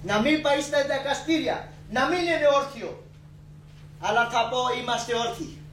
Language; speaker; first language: Greek; non-native, learner; Urdu